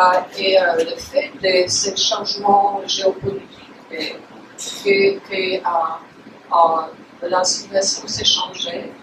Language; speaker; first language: French; non-native, fluent; Polish